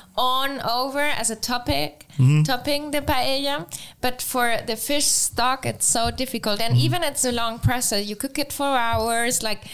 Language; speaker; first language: English; non-native, fluent; Spanish